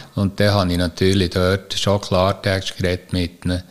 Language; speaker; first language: German; native; German